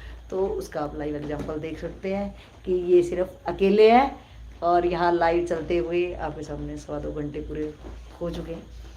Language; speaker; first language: Hindi; native; Hindi